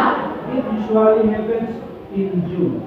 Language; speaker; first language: English; non-native, learner; Indonesian